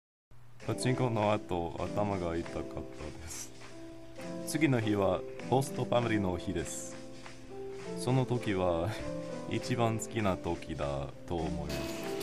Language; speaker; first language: Japanese; non-native, learner; English